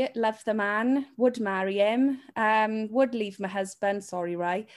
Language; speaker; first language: English; native; English